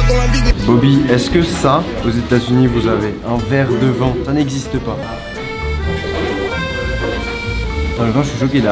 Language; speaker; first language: French; native; French